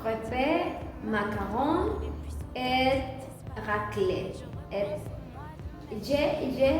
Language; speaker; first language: French; non-native, learner; Spanish